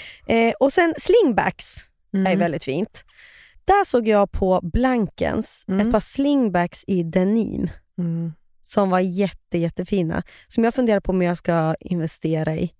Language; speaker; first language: Swedish; native; Swedish